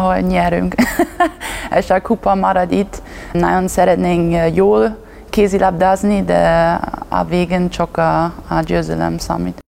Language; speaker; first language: Hungarian; non-native, learner; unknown